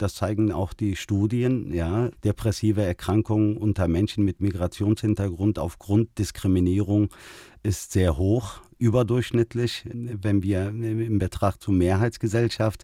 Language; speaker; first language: German; early bilingual, other home language; Turkish